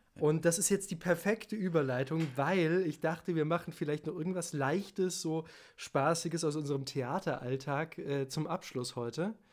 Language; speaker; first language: German; native; German